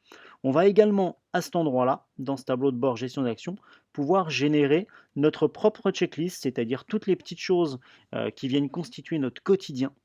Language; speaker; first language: French; native; French